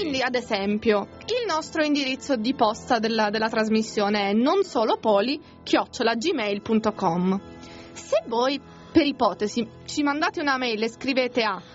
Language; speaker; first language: Italian; native; Italian